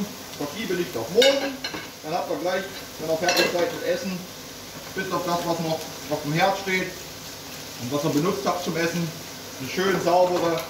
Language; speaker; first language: German; native; German